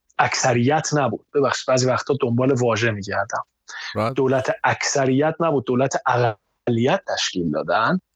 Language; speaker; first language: Persian; native; Persian